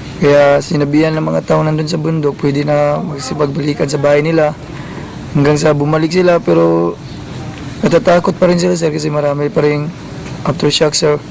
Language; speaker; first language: Filipino; non-native, local second language; Cebuano